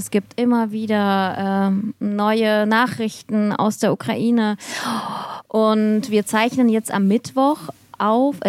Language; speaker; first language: German; early bilingual, other home language; Russian